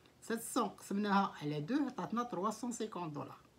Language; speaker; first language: Arabic; native; Arabic